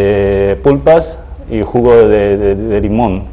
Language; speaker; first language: Spanish; non-native, fluent; Chinese